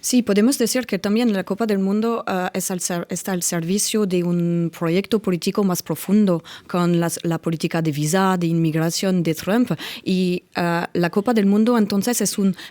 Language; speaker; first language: Spanish; non-native, fluent; French